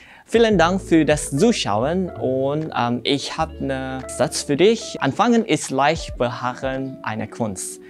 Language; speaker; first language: German; non-native, fluent; Indonesian